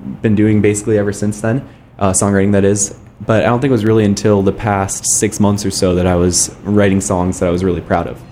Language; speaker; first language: English; native; English